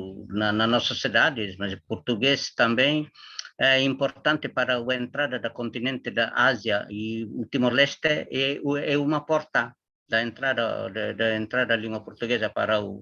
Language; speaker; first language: Portuguese; non-native, learner; Tetum